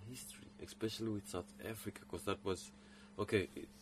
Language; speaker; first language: English; non-native, local second language; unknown